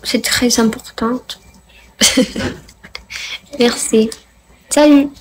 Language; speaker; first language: French; non-native, learner; Spanish